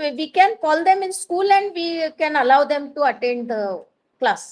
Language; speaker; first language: English; non-native, local second language; Marathi